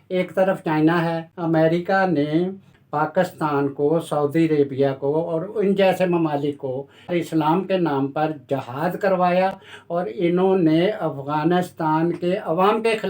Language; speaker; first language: Urdu; non-native, local second language; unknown